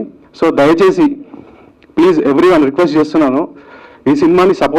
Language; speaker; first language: Telugu; native; Telugu